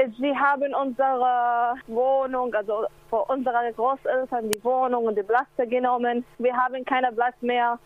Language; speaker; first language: German; non-native, learner; Arabic